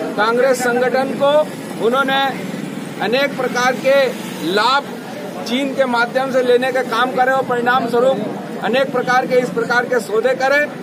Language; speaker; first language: Hindi; native; Hindi